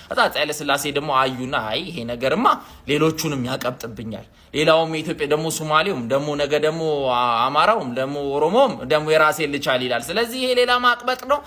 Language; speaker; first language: Amharic; native; Amharic